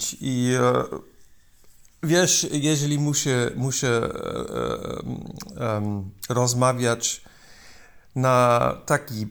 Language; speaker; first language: Polish; non-native, learner; German